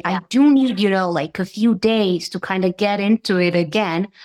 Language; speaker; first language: English; non-native, fluent; Serbian